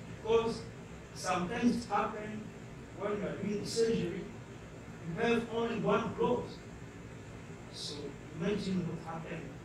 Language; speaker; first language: English; non-native, fluent; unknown